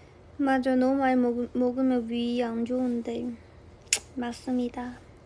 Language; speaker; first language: Korean; non-native, fluent; Chinese